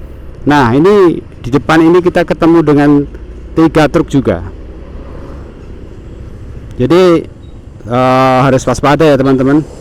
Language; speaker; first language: Indonesian; non-native, local second language; Javanese